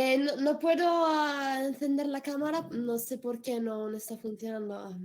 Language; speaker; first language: Spanish; non-native, learner; Italian